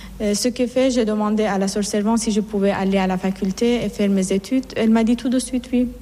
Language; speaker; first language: French; non-native, fluent; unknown